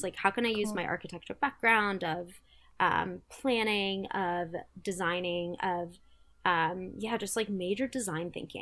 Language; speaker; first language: English; early bilingual, other home language; Spanish